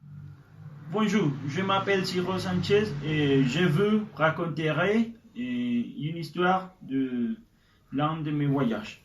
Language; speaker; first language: French; non-native, learner; Spanish